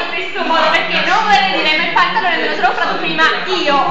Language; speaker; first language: Italian; native; Italian